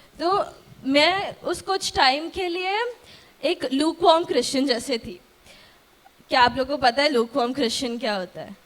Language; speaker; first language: Hindi; non-native, local second language; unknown